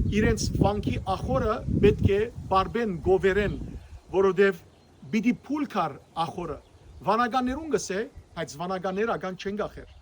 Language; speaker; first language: Armenian; native; Armenian